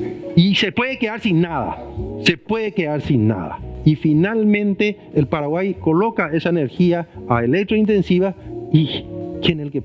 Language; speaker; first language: Spanish; native; Spanish